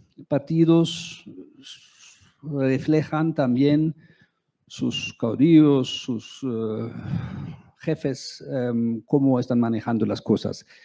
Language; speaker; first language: Spanish; non-native, fluent; German